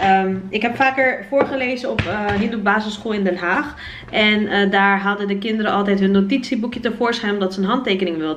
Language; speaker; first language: Dutch; native; Dutch